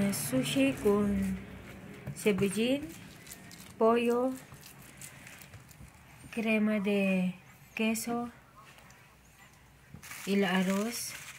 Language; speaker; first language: Spanish; non-native, learner; Filipino